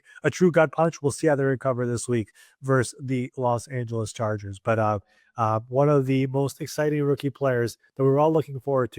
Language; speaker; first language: English; native; English